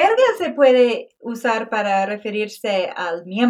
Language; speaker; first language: Spanish; non-native, fluent; English